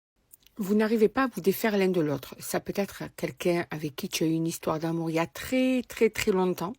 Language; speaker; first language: French; native; French